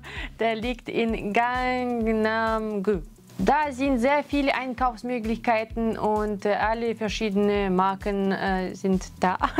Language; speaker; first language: German; non-native, fluent; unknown